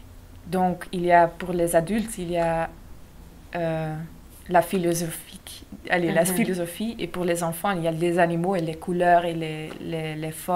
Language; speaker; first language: French; non-native, local second language; Dutch